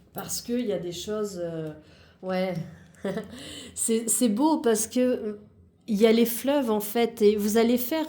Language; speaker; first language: French; native; French